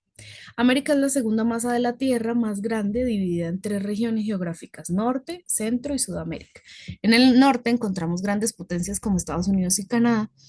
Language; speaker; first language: Spanish; native; Spanish